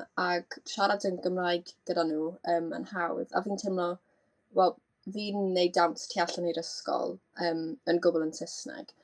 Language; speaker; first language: Welsh; native; Welsh